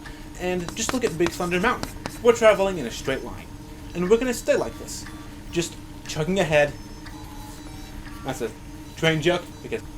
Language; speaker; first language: English; native; English